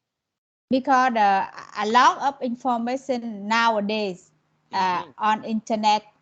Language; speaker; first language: English; non-native, learner; Vietnamese